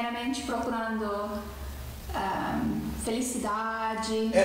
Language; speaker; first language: Portuguese; non-native, fluent; Estonian